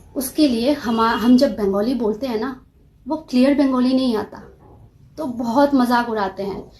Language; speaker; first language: Hindi; non-native, local second language; Kok Borok